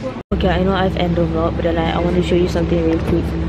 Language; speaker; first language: English; non-native, local second language; Malay